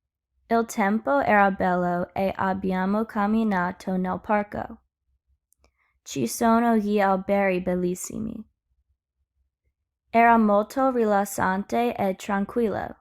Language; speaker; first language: Italian; non-native, learner; English